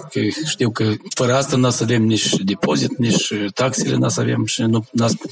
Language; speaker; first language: Romanian; non-native, local second language; Gagauz